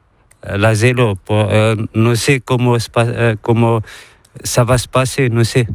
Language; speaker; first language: Spanish; non-native, learner; Arabic